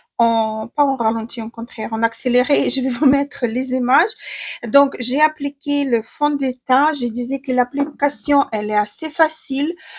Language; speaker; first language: French; non-native, fluent; Ukrainian